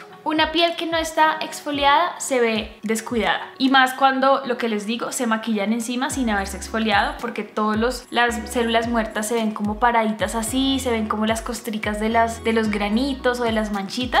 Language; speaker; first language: Spanish; native; Spanish